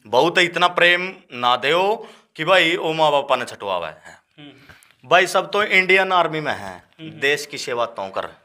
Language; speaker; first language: Hindi; native; Hindi